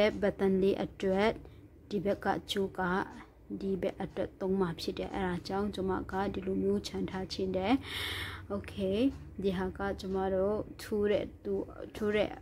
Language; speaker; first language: Burmese; non-native, local second language; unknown